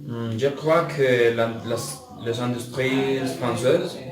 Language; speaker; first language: French; non-native, learner; Spanish